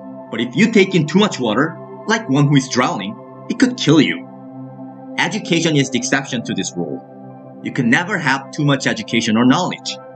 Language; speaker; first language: English; non-native, fluent; Korean